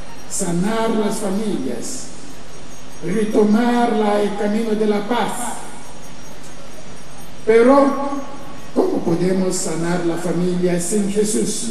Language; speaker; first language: Spanish; non-native, fluent; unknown